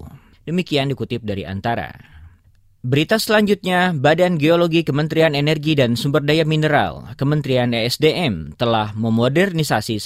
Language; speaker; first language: Indonesian; native; Indonesian